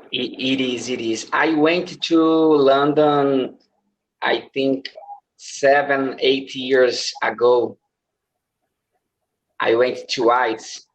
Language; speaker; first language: English; non-native, learner; Portuguese